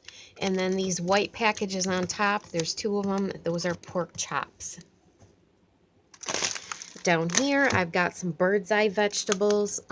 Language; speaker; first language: English; native; English